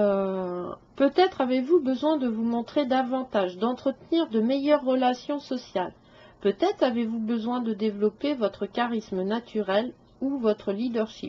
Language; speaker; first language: French; native; French